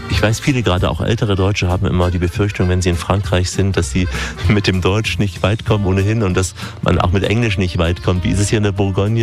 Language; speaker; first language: German; native; German